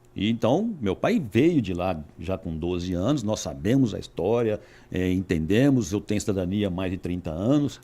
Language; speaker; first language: Portuguese; native; Portuguese